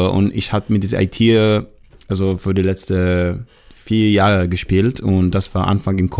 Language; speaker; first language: German; non-native, fluent; Hebrew